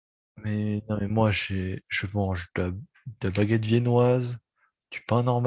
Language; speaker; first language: French; native; French